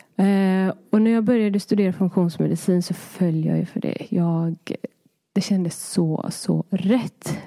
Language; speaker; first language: Swedish; early bilingual, other home language; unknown